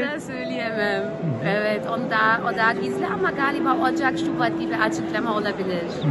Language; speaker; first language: Turkish; early bilingual, heritage; German